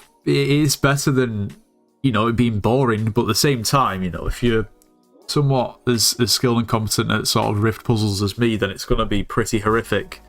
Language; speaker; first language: English; native; English